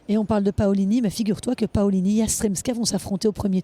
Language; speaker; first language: French; native; French